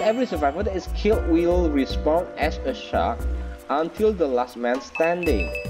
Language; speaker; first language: English; non-native, fluent; Indonesian